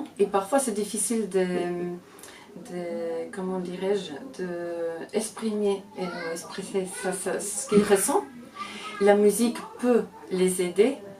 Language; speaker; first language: French; non-native, fluent; Portuguese